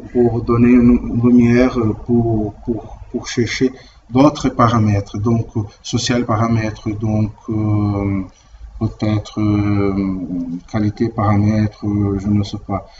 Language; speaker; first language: French; non-native, learner; Portuguese